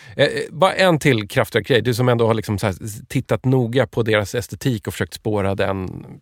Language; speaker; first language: Swedish; native; Swedish